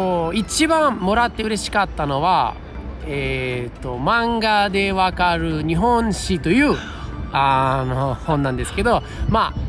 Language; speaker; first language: Japanese; non-native, fluent; Italian